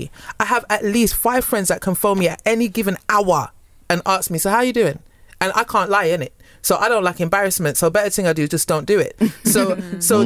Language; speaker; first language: English; native; English